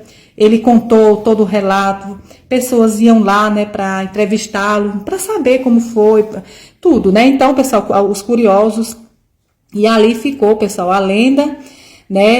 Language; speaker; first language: Portuguese; native; Portuguese